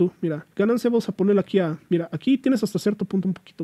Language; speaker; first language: Spanish; native; Spanish